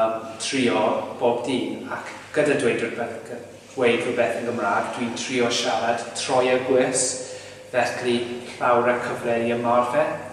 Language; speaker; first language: Welsh; non-native, learner; English